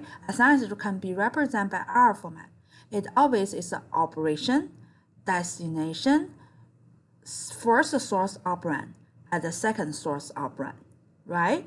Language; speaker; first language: English; non-native, fluent; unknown